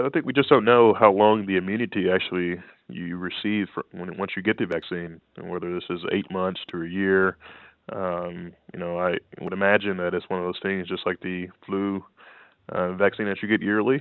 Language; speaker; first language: English; native; English